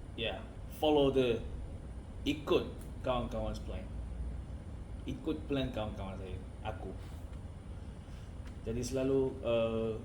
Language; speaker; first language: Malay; non-native, learner; Korean